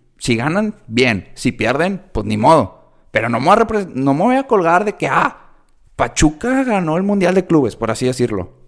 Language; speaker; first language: Spanish; native; Spanish